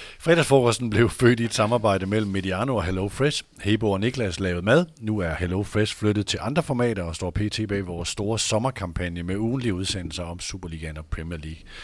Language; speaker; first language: Danish; native; Danish